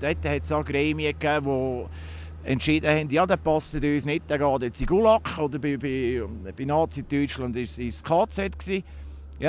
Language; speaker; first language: German; native; German